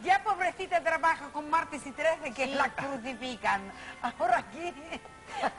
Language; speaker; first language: Spanish; native; Spanish